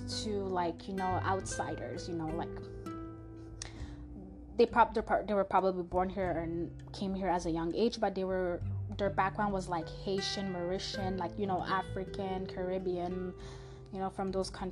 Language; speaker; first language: English; non-native, fluent; French